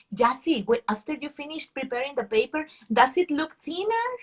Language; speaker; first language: English; non-native, fluent; Spanish